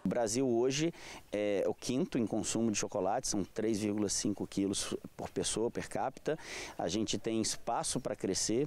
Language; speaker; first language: Portuguese; native; Portuguese